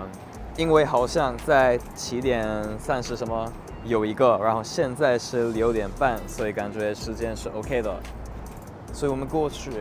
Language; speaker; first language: Chinese; non-native, fluent; English